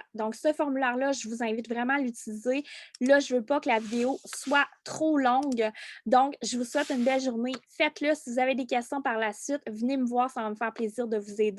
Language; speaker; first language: French; native; French